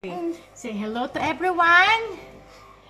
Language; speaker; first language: English; non-native, learner; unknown